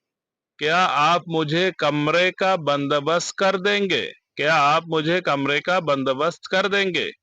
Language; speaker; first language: Hindi; non-native, fluent; Bangla